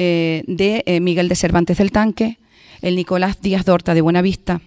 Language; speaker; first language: Spanish; native; Spanish